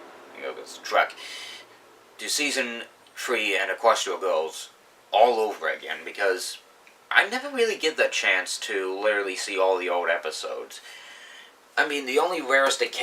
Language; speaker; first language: English; native; English